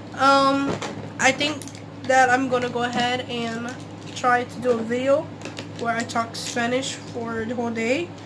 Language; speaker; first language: English; early bilingual, other home language; Spanish